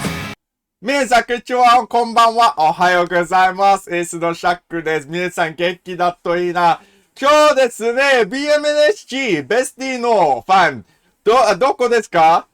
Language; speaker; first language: Japanese; non-native, learner; English